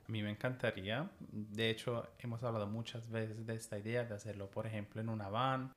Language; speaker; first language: Spanish; non-native, fluent; Italian